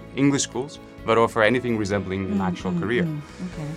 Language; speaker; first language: English; non-native, fluent; Greek